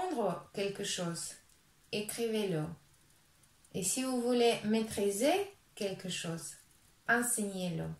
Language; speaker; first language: French; non-native, fluent; Russian